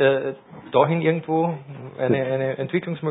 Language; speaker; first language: German; native; German